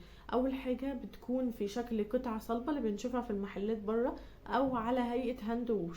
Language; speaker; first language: Arabic; native; Arabic